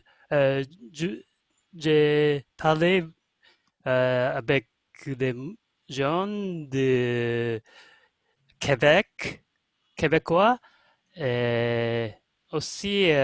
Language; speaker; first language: French; non-native, learner; Russian